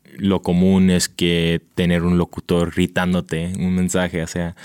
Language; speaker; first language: Spanish; early bilingual, heritage; Spanish